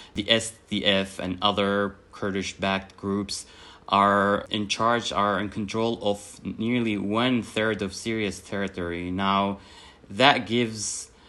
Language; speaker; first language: English; non-native, fluent; Arabic